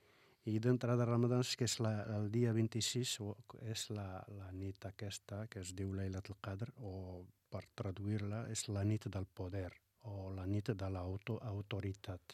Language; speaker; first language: Catalan; non-native, fluent; Arabic